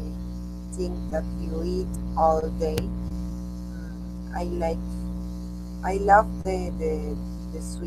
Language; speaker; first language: English; non-native, learner; Spanish